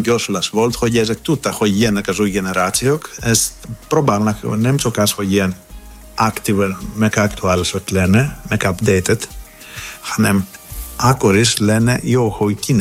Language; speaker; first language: Hungarian; non-native, learner; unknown